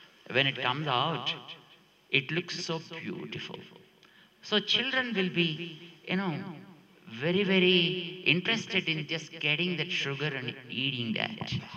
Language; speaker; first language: English; non-native, local second language; Telugu